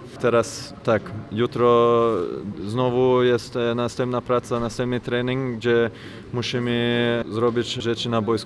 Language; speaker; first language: Polish; non-native, learner; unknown